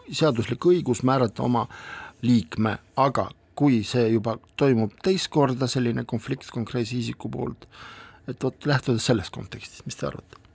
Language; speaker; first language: Estonian; non-native, local second language; Russian